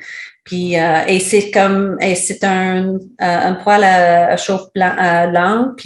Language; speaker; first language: French; non-native, learner; English